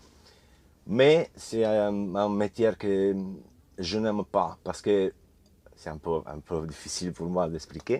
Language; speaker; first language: French; non-native, learner; Italian